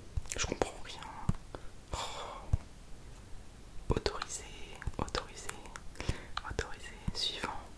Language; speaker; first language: French; native; French